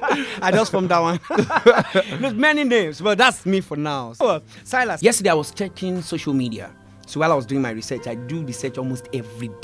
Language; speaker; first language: English; non-native, local second language; Yoruba